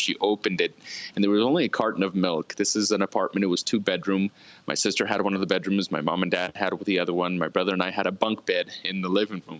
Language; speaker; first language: English; early bilingual, other home language; Spanish